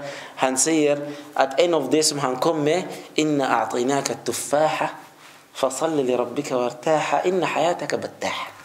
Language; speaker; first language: Swedish; non-native, fluent; Arabic